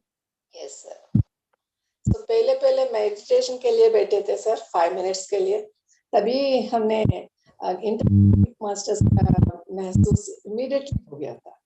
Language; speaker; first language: Hindi; non-native, local second language; Telugu